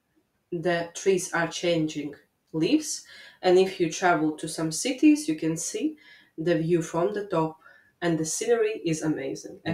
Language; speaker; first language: English; non-native, fluent; Latvian